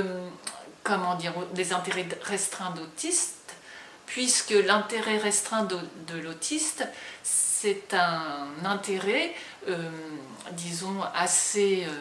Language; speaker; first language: French; native; French